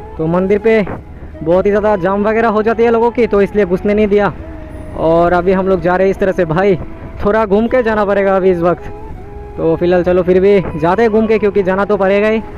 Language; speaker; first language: Hindi; non-native, local second language; Bangla